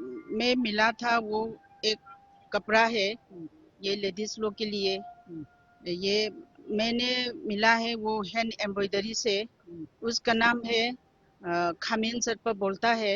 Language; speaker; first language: Hindi; non-native, local second language; Manipuri